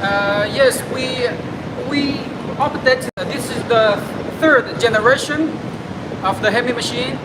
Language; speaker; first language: English; non-native, learner; Chinese